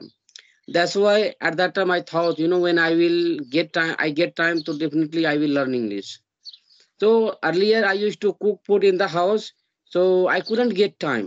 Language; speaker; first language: English; non-native, learner; Hindi